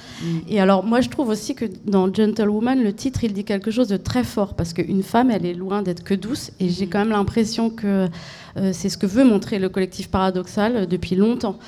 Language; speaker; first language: French; native; French